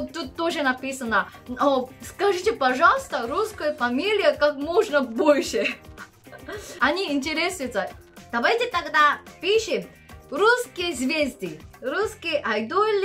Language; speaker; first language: Russian; non-native, learner; Korean